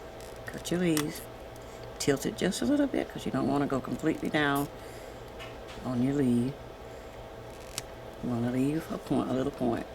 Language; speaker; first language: English; native; English